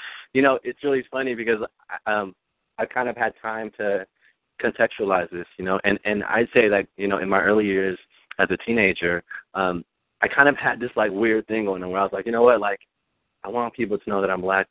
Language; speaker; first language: English; early bilingual, other home language; Spanish